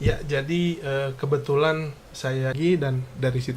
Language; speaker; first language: Indonesian; native; Indonesian